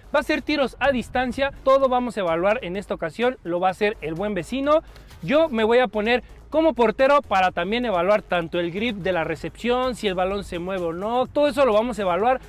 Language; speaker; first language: Spanish; native; Spanish